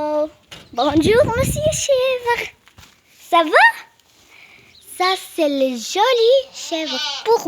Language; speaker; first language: French; non-native, learner; Arabic